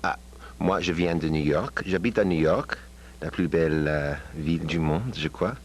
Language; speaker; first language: French; non-native, learner; English